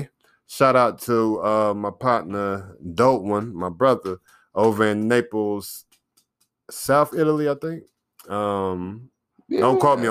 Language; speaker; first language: English; native; English